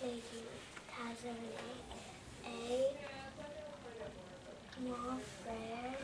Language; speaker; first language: French; non-native, learner; English